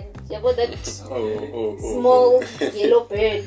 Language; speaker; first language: English; non-native, local second language; Zulu